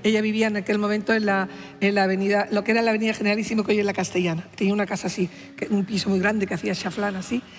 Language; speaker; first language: Spanish; native; Spanish